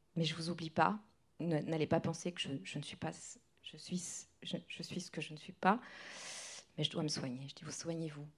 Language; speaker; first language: French; non-native, local second language; Kinyarwanda